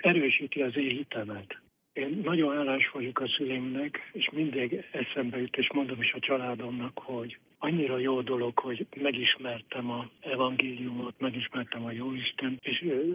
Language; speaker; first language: Hungarian; native; Hungarian